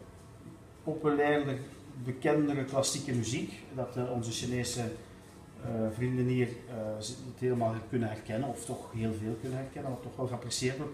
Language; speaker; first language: Dutch; native; Dutch